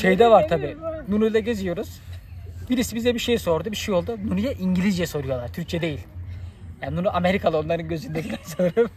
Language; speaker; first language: Turkish; native; Turkish